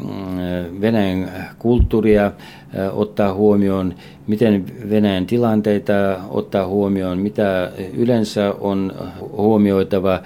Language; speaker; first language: Finnish; non-native, fluent; Russian